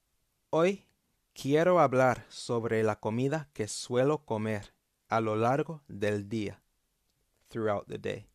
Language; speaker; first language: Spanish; non-native, fluent; English